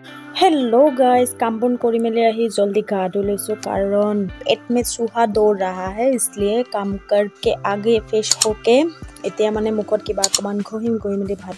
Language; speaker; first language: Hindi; non-native, local second language; Assamese